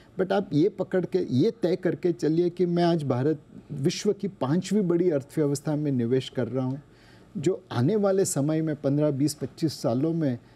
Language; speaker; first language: Hindi; non-native, local second language; Gujarati